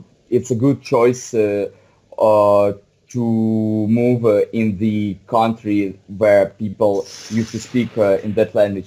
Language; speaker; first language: English; non-native, fluent; Russian